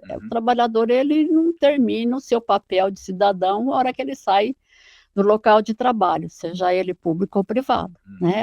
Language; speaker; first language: Portuguese; native; Portuguese